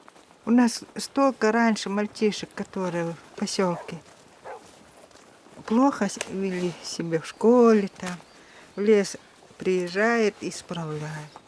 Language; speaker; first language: Russian; native; Russian